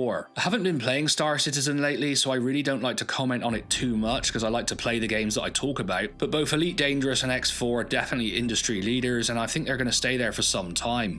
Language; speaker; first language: English; native; English